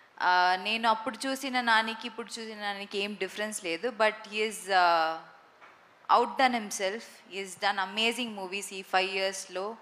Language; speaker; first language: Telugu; non-native, fluent; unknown